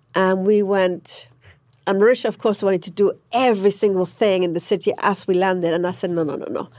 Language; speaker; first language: English; native; English